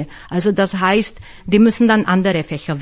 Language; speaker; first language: German; non-native, fluent; Slovak